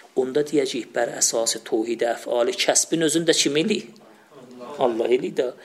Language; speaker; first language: Persian; non-native, local second language; Azerbaijani